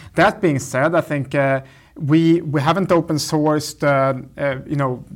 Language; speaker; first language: English; non-native, fluent; Swedish